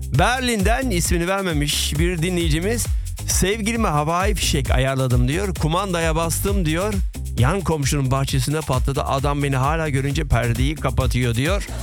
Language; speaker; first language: Turkish; early bilingual, heritage; Turkish